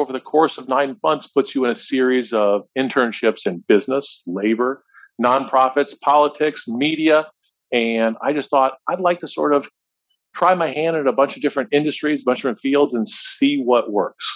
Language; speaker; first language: English; native; English